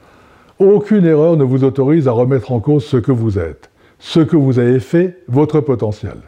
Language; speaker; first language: French; native; French